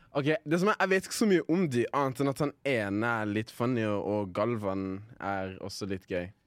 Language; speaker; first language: Norwegian; early bilingual, other home language; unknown